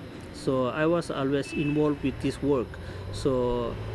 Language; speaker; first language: English; non-native, local second language; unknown